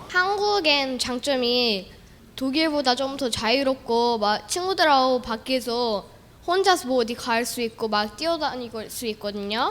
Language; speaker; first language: Korean; early bilingual, other home language; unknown